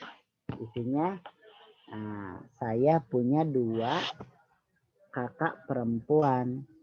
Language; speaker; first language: Indonesian; native; Indonesian